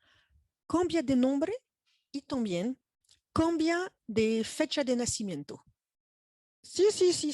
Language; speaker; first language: Spanish; non-native, fluent; French